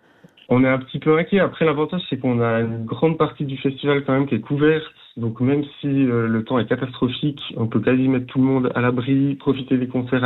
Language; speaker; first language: French; native; French